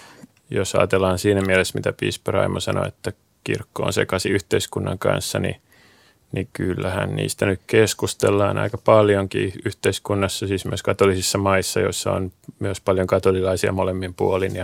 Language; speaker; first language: Finnish; native; Finnish